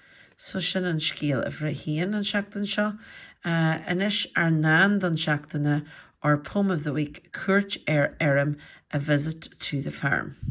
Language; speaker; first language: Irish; non-native, local second language; English